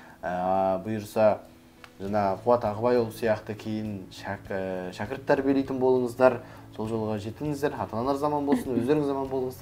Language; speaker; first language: Kazakh; native; Kazakh